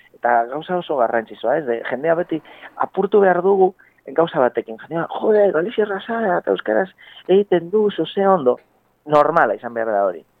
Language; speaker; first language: Basque; non-native, fluent; Galician